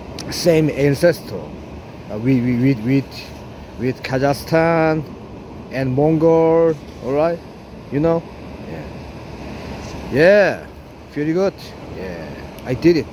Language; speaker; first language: English; non-native, learner; Korean